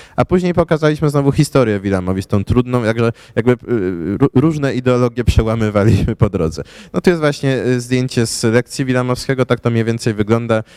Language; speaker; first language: Polish; native; Polish